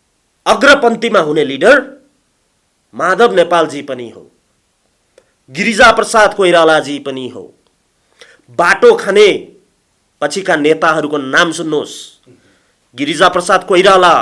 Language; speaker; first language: Nepali; native; Nepali